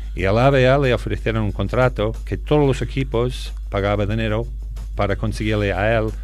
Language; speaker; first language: Spanish; non-native, fluent; English